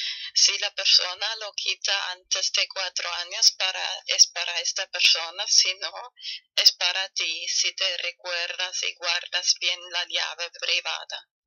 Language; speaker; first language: Spanish; non-native, learner; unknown